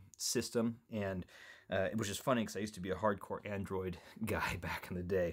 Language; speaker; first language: English; native; English